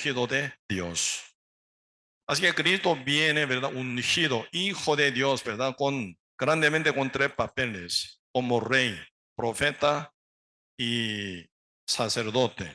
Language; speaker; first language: Spanish; non-native, learner; Korean